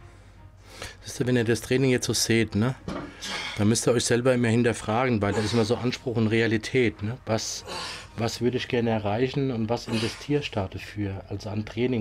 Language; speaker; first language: German; native; German